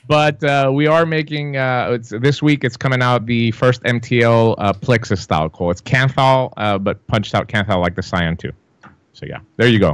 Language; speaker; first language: English; non-native, fluent; Greek